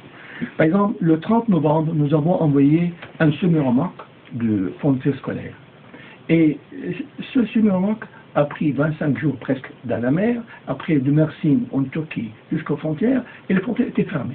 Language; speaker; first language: French; non-native, fluent; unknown